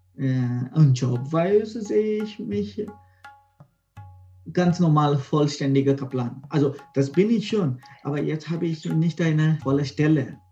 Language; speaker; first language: German; non-native, fluent; Konkani